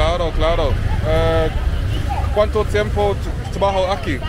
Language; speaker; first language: Spanish; non-native, learner; English